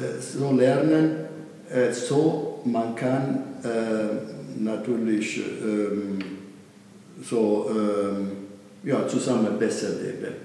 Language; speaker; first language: German; non-native, learner; Italian